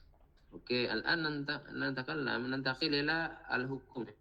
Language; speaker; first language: Arabic; non-native, fluent; Indonesian